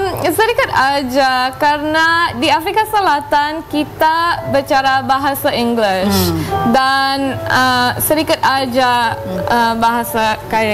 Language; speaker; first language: Indonesian; non-native, learner; English